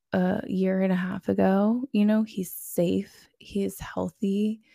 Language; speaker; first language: English; native; English